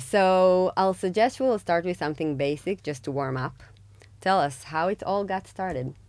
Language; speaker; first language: English; non-native, fluent; Hebrew